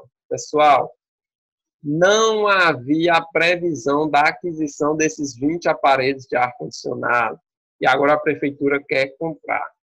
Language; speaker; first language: Portuguese; native; Portuguese